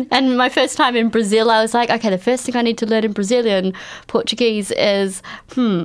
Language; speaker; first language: English; native; English